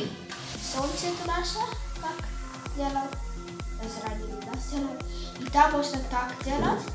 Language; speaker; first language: Russian; early bilingual, heritage; Russian